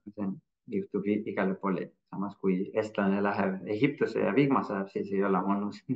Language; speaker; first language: Estonian; non-native, fluent; Spanish